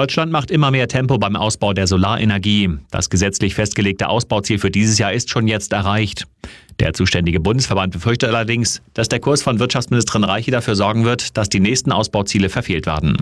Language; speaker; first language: German; native; German